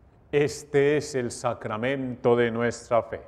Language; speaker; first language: Spanish; native; Spanish